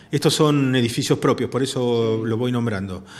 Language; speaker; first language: Spanish; native; Spanish